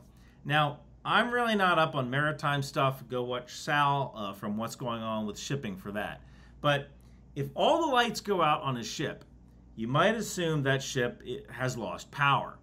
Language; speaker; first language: English; native; English